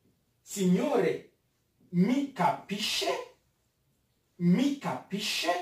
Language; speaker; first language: Italian; non-native, fluent; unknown